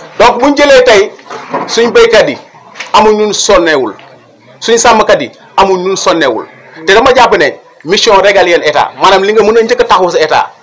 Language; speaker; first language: Wolof; non-native, local second language; Serer